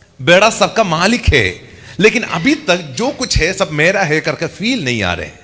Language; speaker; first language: Hindi; non-native, local second language; Malayalam